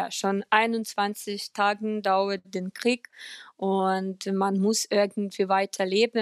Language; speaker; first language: German; non-native, fluent; Ukrainian